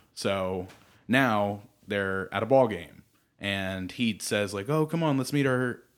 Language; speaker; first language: English; native; English